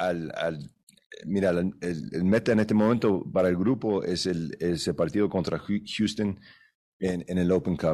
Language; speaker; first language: Spanish; early bilingual, heritage; Spanish